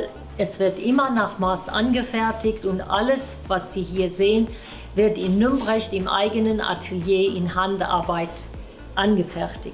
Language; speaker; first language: German; non-native, fluent; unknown